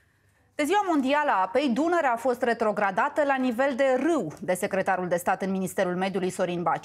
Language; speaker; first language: Romanian; native; Romanian